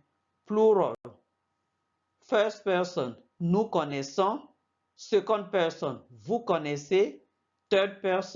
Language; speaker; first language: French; non-native, fluent; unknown